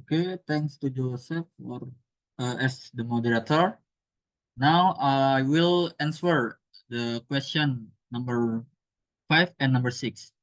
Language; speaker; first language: English; non-native, learner; Indonesian